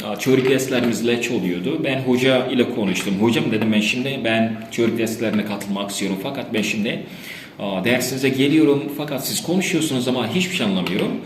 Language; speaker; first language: Turkish; non-native, fluent; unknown